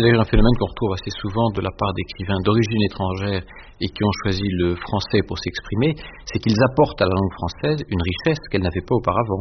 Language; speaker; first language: French; native; French